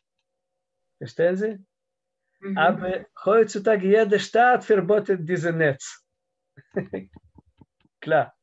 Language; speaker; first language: German; non-native, fluent; Russian